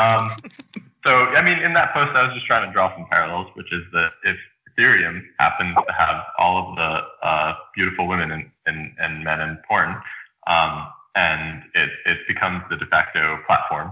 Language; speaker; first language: English; native; English